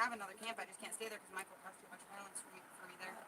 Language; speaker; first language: English; native; English